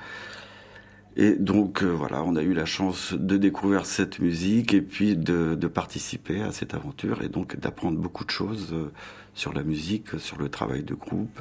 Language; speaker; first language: French; native; French